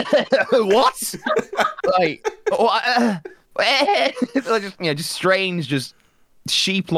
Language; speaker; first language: English; native; English